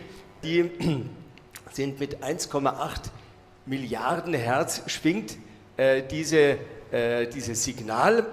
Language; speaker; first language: German; native; German